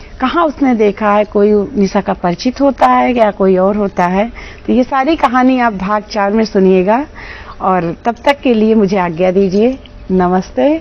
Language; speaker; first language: Hindi; native; Hindi